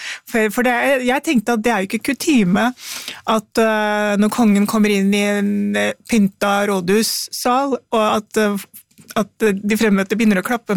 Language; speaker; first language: Norwegian; early bilingual, other home language; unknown